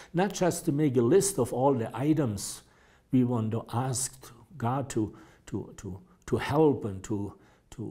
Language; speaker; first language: English; non-native, fluent; German